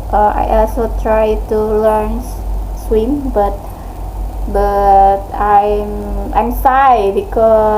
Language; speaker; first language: English; non-native, learner; Indonesian